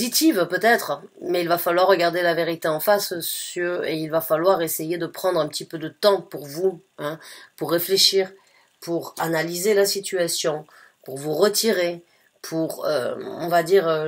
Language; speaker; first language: French; native; French